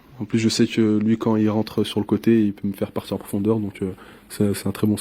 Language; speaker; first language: French; native; French